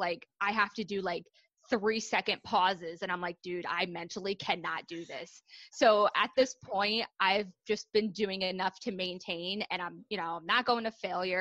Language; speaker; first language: English; native; English